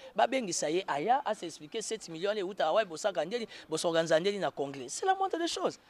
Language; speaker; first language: French; non-native, local second language; Lingala